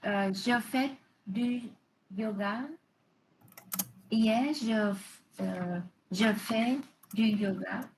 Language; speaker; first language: French; non-native, learner; Vietnamese